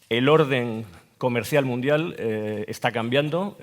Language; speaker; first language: Spanish; native; Spanish